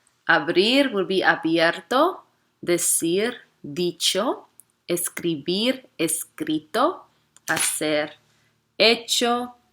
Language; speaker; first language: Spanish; non-native, fluent; English